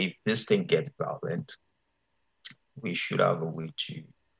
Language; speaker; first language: English; non-native, local second language; Yoruba